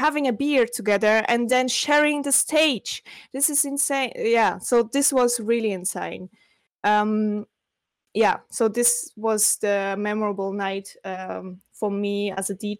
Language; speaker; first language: English; non-native, fluent; Russian